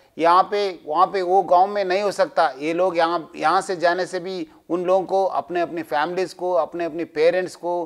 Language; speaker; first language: Hindi; non-native, local second language; Telugu